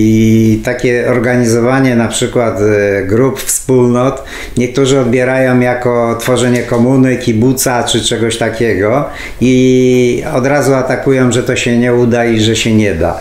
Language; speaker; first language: Polish; native; Polish